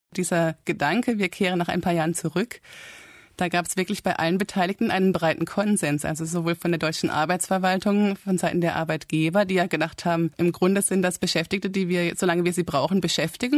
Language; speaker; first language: German; native; German